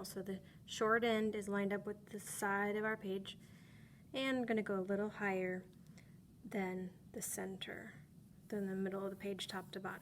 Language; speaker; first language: English; native; English